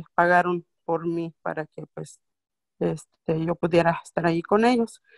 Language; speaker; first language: Spanish; non-native, local second language; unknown